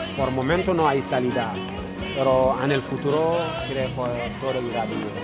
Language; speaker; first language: Spanish; non-native, learner; Wolof